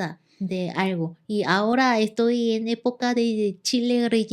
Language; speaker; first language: Spanish; non-native, learner; Korean